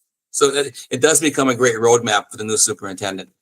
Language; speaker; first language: English; native; English